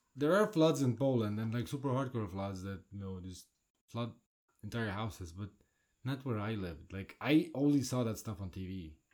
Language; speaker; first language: English; non-native, fluent; Polish